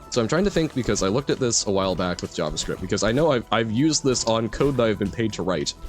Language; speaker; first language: English; native; English